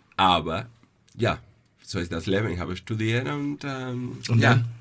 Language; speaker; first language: German; non-native, fluent; Spanish